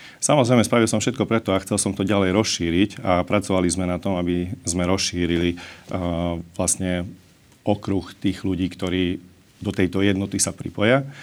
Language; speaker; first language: Slovak; non-native, local second language; Hungarian